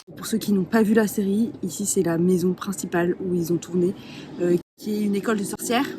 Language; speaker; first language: French; native; French